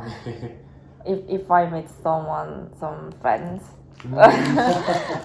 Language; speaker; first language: English; non-native, learner; Korean